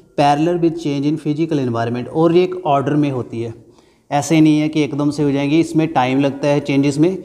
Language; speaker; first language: Hindi; non-native, local second language; Punjabi